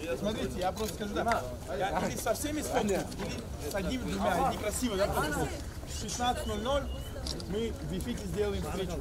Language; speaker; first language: Russian; non-native, local second language; Uzbek